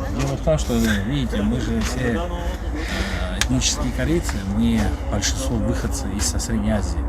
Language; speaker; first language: Russian; native; Russian